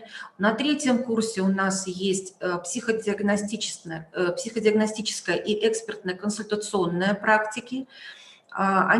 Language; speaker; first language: Russian; native; Russian